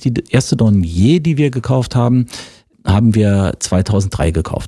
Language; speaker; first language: German; native; German